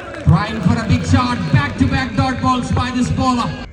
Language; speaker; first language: English; non-native, local second language; Malayalam